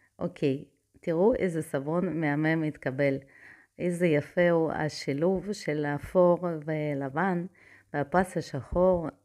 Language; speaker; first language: Hebrew; non-native, fluent; Russian